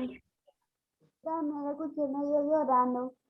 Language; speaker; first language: Spanish; native; Spanish